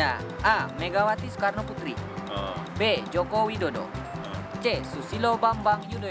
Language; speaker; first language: Indonesian; native; Indonesian